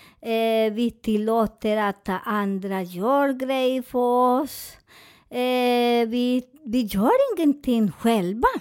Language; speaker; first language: Swedish; non-native, fluent; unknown